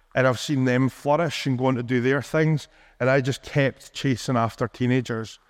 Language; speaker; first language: English; native; English